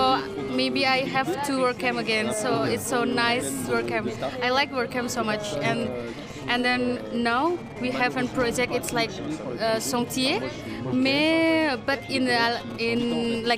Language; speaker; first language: English; non-native, learner; Indonesian